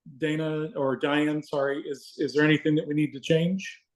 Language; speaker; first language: English; native; English